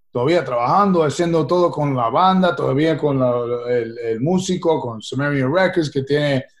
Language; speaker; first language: Spanish; early bilingual, heritage; Spanish